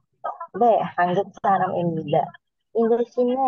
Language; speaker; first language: Korean; non-native, learner; Indonesian